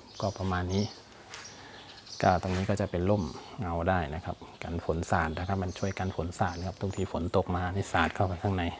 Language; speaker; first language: Thai; native; Thai